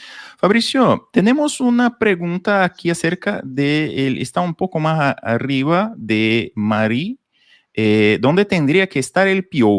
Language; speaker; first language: Spanish; non-native, fluent; Portuguese